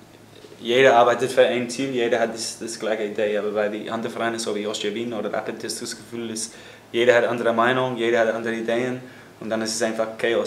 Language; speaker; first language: German; non-native, fluent; English